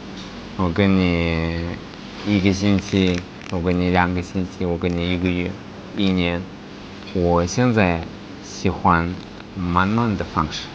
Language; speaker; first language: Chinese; non-native, fluent; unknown